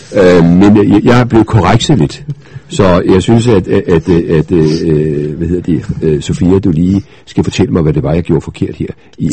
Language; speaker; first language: Danish; native; Danish